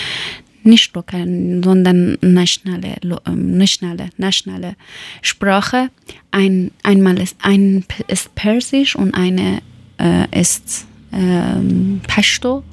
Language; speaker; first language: German; non-native, learner; Persian